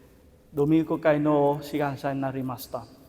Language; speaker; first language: Japanese; non-native, fluent; Vietnamese